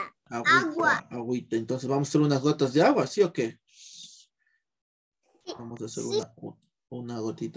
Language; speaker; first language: Spanish; native; Spanish